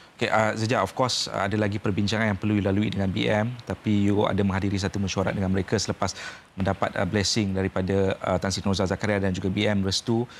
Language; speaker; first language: Malay; native; Malay